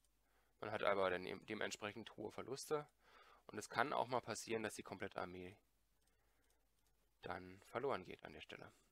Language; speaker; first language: German; native; German